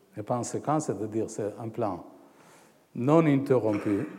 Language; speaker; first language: French; non-native, fluent; Hebrew